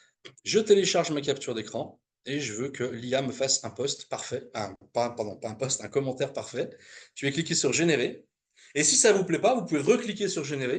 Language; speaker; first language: French; native; French